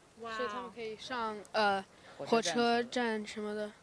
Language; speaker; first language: Chinese; early bilingual, heritage; English